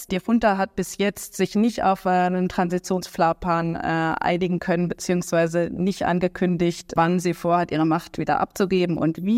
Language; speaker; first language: German; native; German